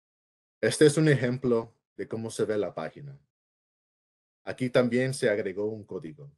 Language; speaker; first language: Spanish; early bilingual, heritage; English